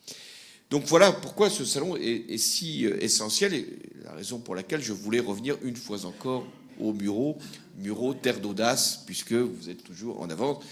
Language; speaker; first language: French; native; French